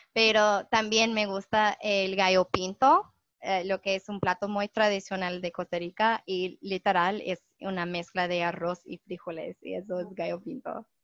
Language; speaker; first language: Spanish; non-native, fluent; English